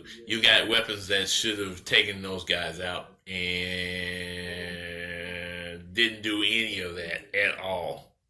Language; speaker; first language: English; native; English